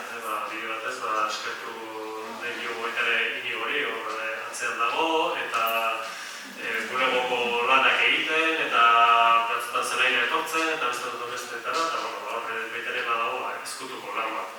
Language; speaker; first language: Basque; native; Basque